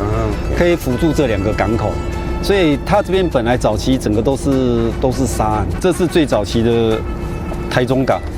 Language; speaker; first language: Chinese; native; Chinese